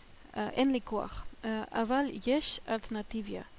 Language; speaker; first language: Hebrew; non-native, learner; German